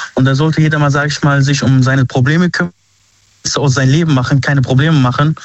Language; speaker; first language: German; early bilingual, other home language; Arabic